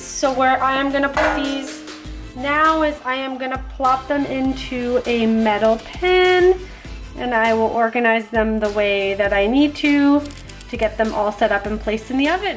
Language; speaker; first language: English; native; English